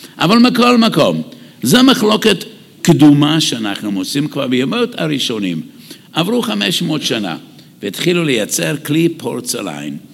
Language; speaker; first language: Hebrew; non-native, fluent; English